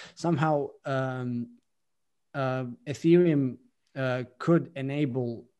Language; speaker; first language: English; non-native, fluent; Latvian